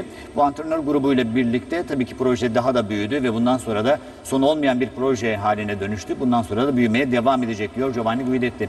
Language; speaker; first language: Turkish; native; Turkish